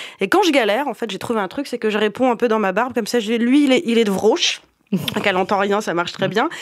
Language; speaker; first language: French; native; French